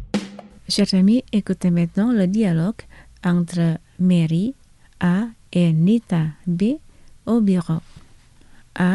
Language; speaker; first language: French; non-native, fluent; Indonesian